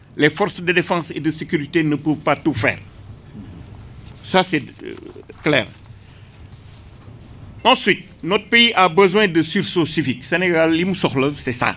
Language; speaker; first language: French; non-native, local second language; Wolof